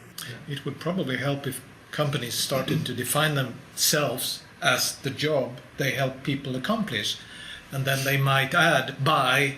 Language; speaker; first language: English; non-native, fluent; Swedish